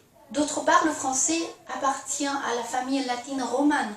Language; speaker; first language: French; non-native, fluent; Chinese